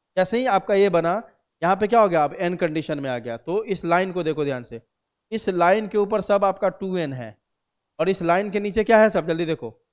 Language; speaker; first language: Hindi; native; Hindi